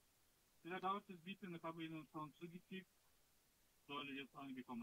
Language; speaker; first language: German; non-native, learner; Russian